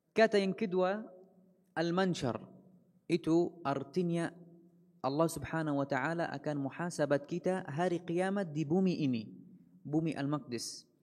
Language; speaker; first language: Malay; non-native, fluent; Arabic